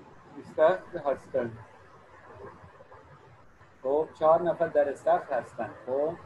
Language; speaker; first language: Persian; non-native, fluent; Urdu